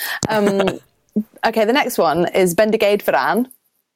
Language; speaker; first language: English; native; English